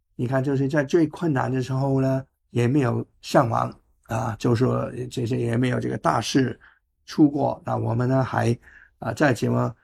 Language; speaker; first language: Chinese; non-native, fluent; Cantonese